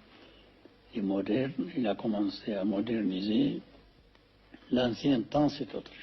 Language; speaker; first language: French; non-native, fluent; Amharic